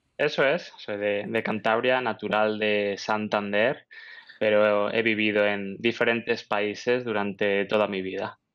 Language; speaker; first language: Spanish; native; Spanish